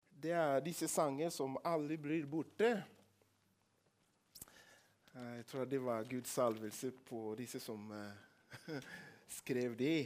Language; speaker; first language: Norwegian; non-native, fluent; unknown